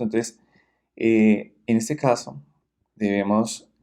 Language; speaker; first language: Spanish; native; Spanish